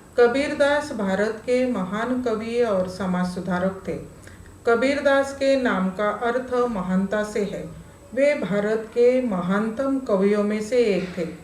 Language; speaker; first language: Hindi; non-native, local second language; Marathi